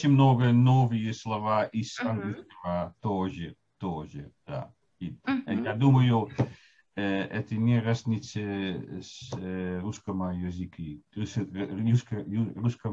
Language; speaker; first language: Russian; non-native, fluent; Dutch